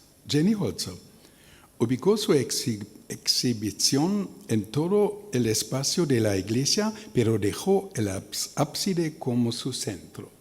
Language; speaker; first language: Spanish; non-native, learner; German